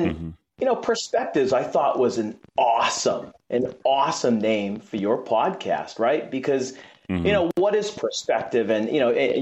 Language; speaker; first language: English; native; English